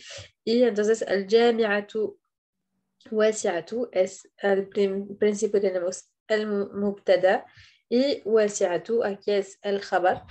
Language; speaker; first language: Spanish; non-native, fluent; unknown